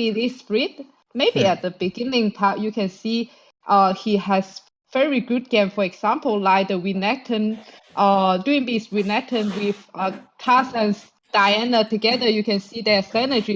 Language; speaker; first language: English; non-native, fluent; Chinese